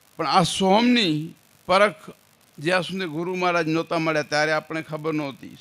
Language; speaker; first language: Gujarati; non-native, local second language; Kachhi